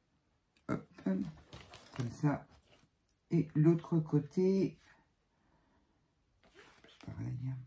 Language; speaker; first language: French; native; French